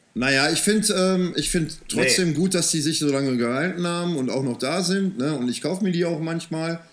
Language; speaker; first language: German; native; German